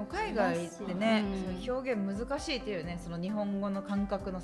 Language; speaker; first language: Japanese; native; Japanese